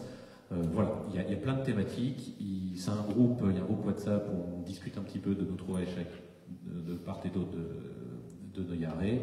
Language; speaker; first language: French; native; French